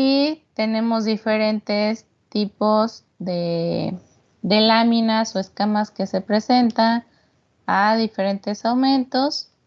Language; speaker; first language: Spanish; native; Spanish